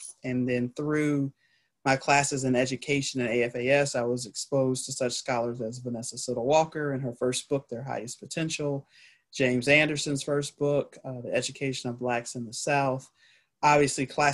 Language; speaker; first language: English; native; English